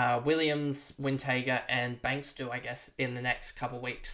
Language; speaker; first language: English; native; English